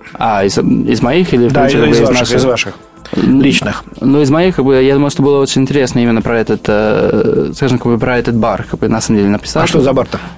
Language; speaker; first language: Russian; non-native, fluent; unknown